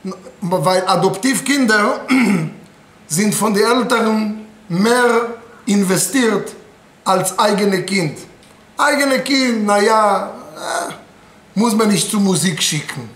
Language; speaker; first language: German; non-native, fluent; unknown